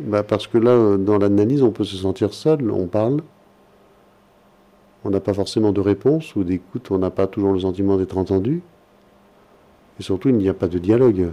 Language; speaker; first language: French; native; French